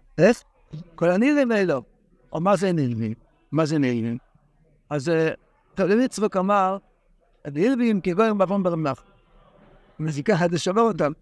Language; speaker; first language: Hebrew; non-native, fluent; English